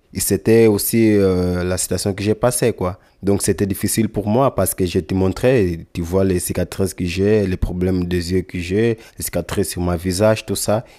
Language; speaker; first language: French; non-native, learner; Lingala